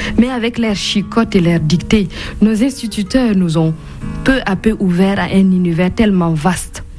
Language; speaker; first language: French; non-native, local second language; Mossi